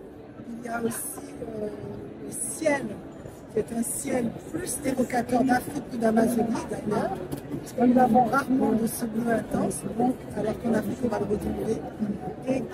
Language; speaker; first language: French; native; French